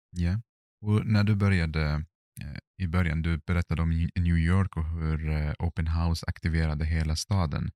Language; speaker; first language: Swedish; non-native, fluent; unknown